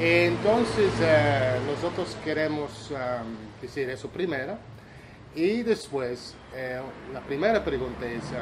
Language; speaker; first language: Spanish; non-native, learner; English